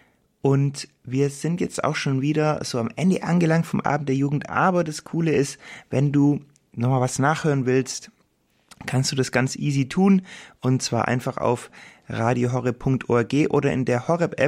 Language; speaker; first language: German; native; German